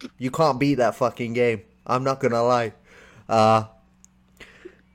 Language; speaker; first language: English; native; English